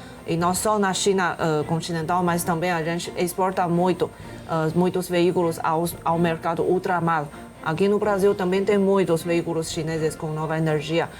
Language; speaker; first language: Portuguese; non-native, fluent; Chinese